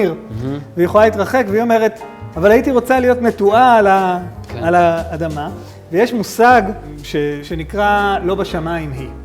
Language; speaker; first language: Hebrew; native; Hebrew